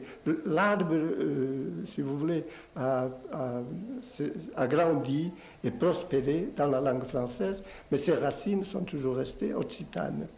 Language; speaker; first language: French; non-native, local second language; Occitan